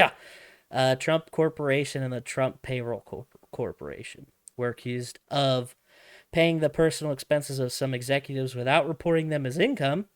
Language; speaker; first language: English; native; English